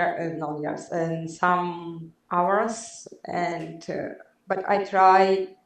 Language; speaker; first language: English; non-native, learner; Belarusian